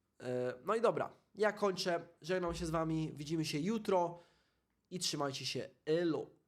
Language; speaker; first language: Polish; native; Polish